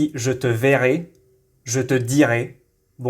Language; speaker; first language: French; non-native, local second language; Arabic